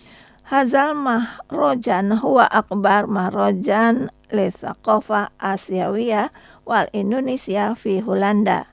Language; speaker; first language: Arabic; non-native, fluent; Indonesian